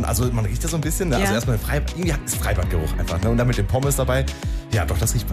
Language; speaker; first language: German; native; German